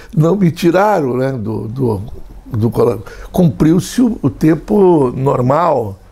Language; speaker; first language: Portuguese; native; Portuguese